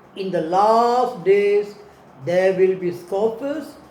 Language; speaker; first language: English; non-native, local second language; Tamil